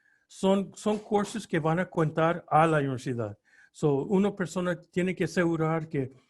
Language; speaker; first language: Spanish; early bilingual, heritage; Spanish